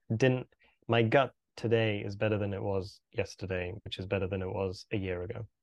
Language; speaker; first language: English; native; English